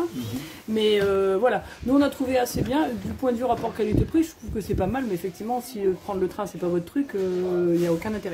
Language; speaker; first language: French; native; French